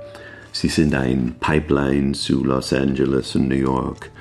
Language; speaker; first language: German; non-native, learner; English